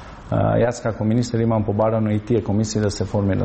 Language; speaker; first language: Macedonian; non-native, local second language; Albanian